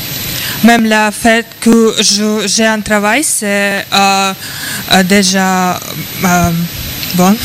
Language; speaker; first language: French; non-native, learner; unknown